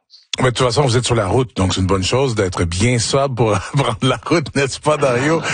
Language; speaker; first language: French; native; French